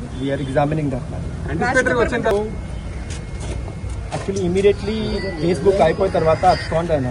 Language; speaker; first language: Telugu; non-native, local second language; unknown